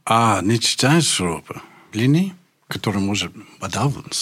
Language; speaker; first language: Russian; non-native, learner; English